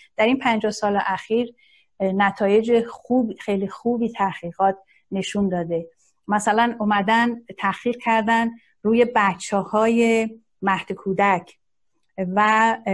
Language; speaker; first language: Persian; non-native, local second language; Azerbaijani